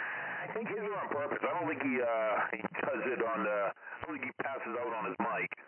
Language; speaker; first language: English; native; English